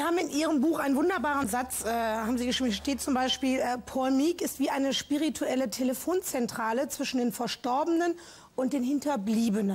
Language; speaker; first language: German; native; German